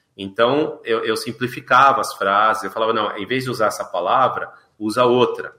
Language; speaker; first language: Portuguese; native; Portuguese